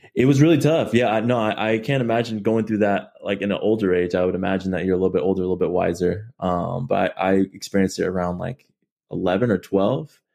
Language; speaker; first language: English; native; English